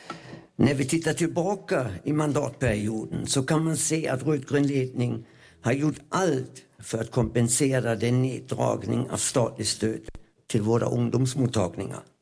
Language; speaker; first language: Swedish; non-native, fluent; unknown